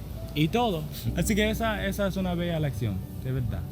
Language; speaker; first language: Spanish; non-native, learner; English